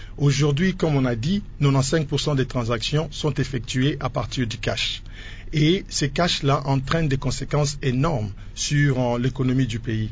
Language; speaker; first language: French; non-native, local second language; Lingala